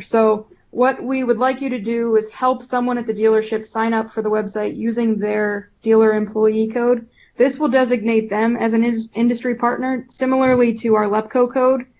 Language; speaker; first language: English; native; English